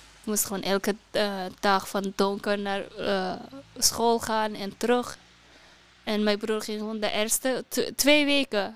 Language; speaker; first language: Dutch; non-native, learner; Persian